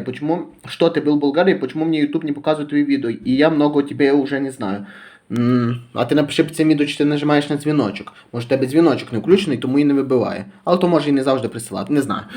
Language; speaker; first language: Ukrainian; native; Ukrainian